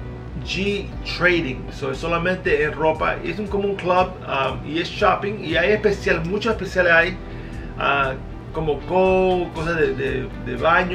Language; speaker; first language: Spanish; early bilingual, heritage; Spanish